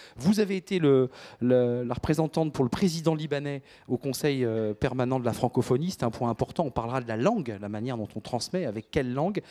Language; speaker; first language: French; native; French